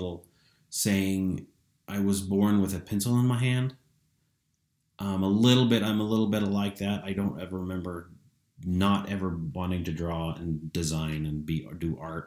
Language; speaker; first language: English; native; English